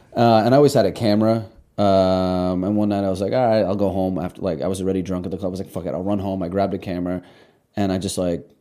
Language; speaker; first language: English; early bilingual, other home language; Russian